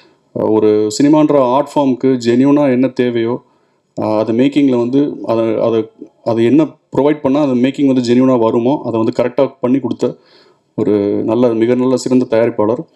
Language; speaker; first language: Tamil; native; Tamil